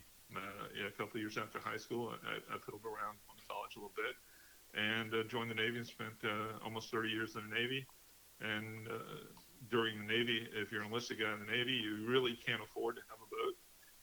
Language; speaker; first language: English; native; English